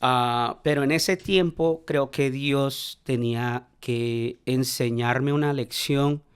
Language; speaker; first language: Spanish; early bilingual, heritage; Spanish